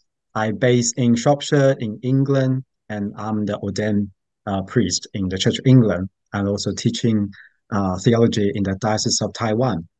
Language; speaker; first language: English; non-native, fluent; Chinese